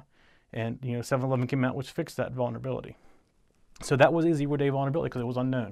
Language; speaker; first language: English; native; English